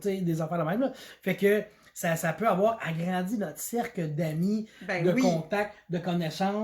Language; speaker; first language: French; native; French